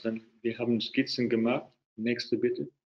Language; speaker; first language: German; non-native, fluent; English